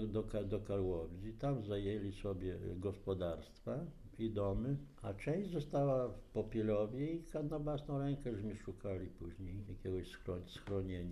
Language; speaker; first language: Polish; native; Polish